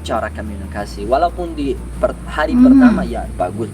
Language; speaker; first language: Indonesian; non-native, learner; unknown